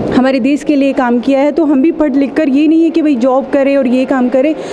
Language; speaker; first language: Hindi; native; Hindi